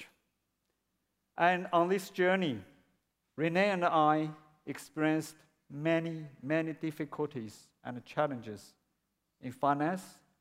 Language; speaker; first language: English; non-native, fluent; Chinese